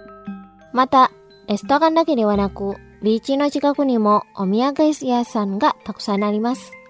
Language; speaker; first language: Japanese; non-native, fluent; Indonesian